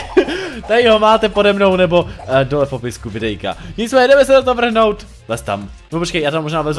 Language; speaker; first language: Czech; native; Czech